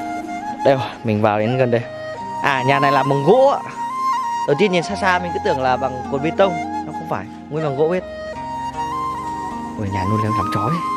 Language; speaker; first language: Vietnamese; native; Vietnamese